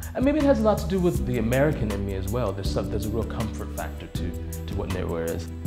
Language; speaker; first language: English; native; English